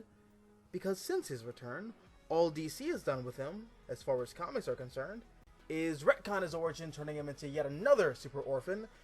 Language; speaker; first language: English; native; English